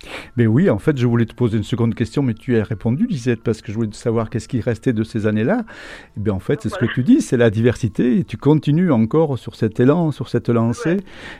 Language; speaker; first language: French; native; French